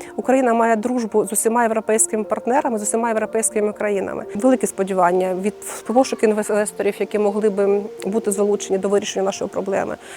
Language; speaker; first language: Ukrainian; native; Ukrainian